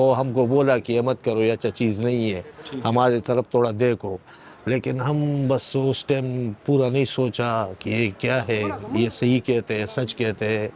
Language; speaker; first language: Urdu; non-native, fluent; Pashto